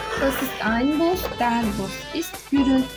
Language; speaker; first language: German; non-native, learner; Turkish